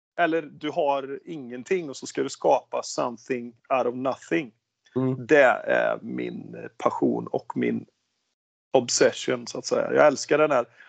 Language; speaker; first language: Swedish; native; Swedish